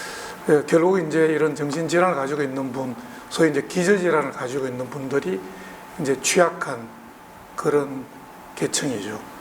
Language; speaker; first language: Korean; native; Korean